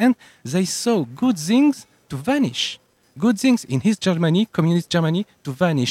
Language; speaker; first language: English; non-native, learner; French